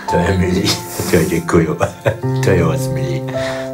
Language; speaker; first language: Czech; early bilingual, other home language; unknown